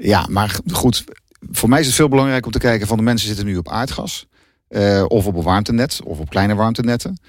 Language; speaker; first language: Dutch; native; Dutch